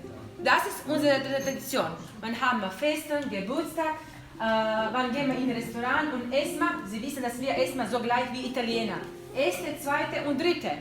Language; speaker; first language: German; non-native, learner; Croatian